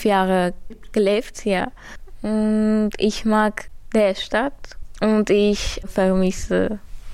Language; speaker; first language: German; non-native, learner; Armenian